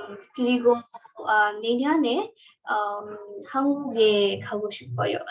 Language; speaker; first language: Korean; non-native, learner; Marathi